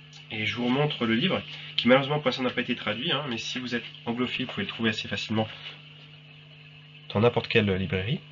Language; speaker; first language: French; native; French